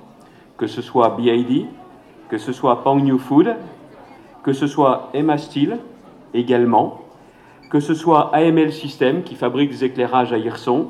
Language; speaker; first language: French; native; French